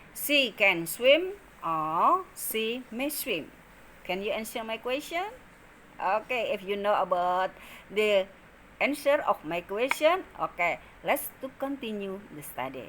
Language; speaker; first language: English; non-native, learner; Indonesian